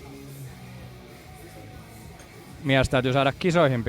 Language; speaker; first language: Finnish; native; Finnish